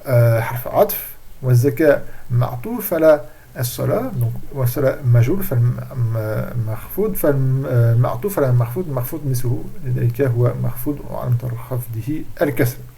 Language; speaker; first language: Arabic; non-native, fluent; French